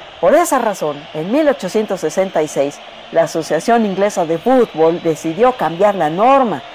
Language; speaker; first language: Spanish; native; Spanish